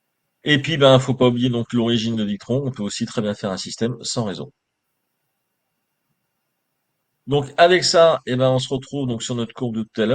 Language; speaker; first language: French; native; French